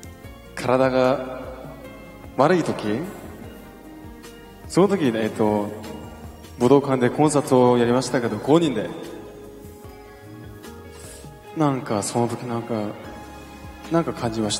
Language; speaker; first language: Japanese; non-native, learner; Korean